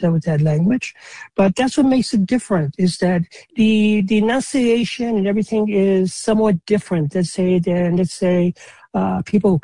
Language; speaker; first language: English; native; English